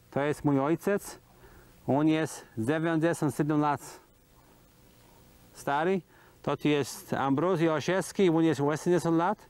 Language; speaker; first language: Polish; early bilingual, heritage; Polish